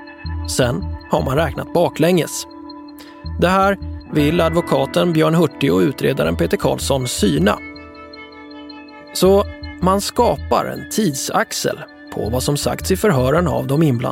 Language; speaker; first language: Swedish; native; Swedish